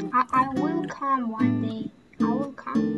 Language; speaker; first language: English; non-native, fluent; Tatar